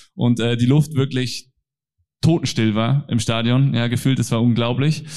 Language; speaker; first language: German; non-native, fluent; Norwegian